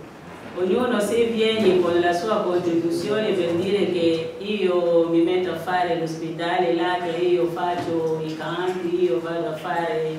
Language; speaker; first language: Italian; non-native, fluent; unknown